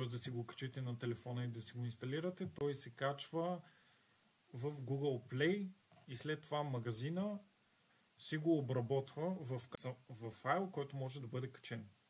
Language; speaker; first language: Bulgarian; native; Bulgarian